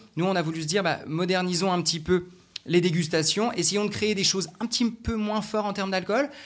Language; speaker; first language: French; native; French